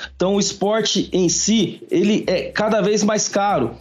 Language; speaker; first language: Portuguese; native; Portuguese